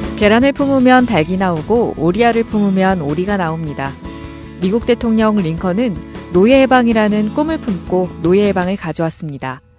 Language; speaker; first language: Korean; native; Korean